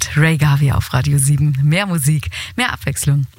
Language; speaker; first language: German; native; German